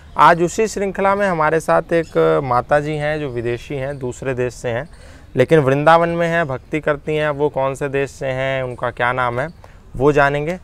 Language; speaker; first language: Hindi; native; Hindi